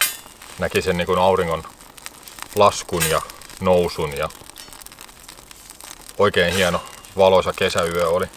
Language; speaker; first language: Finnish; native; Finnish